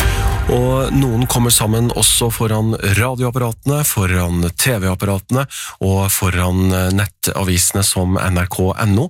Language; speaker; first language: Norwegian; native; Norwegian